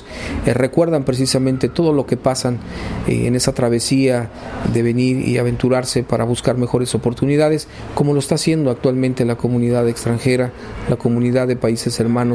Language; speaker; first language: Spanish; native; Spanish